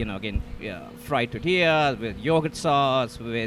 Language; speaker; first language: English; non-native, local second language; Hindi